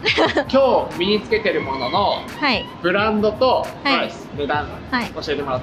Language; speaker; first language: Japanese; native; Japanese